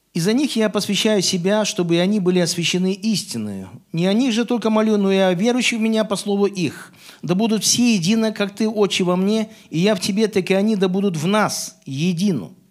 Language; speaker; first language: Russian; native; Russian